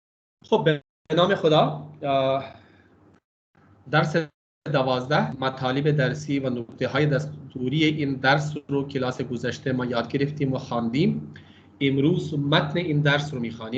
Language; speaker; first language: Persian; non-native, fluent; Urdu